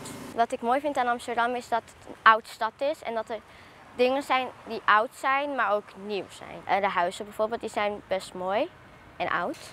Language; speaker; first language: Dutch; early bilingual, other home language; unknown